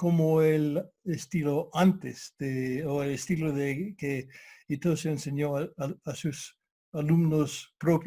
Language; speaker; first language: Spanish; non-native, fluent; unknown